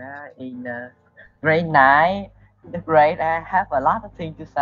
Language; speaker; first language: English; non-native, learner; Vietnamese